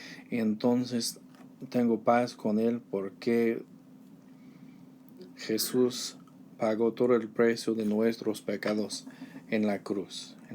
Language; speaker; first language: Spanish; non-native, learner; English